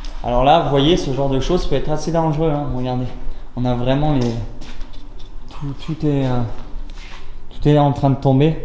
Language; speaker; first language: French; native; French